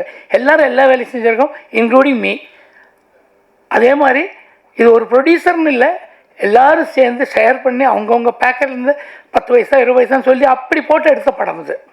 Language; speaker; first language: Tamil; non-native, fluent; Malayalam